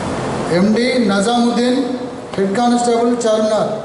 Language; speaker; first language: Telugu; native; Telugu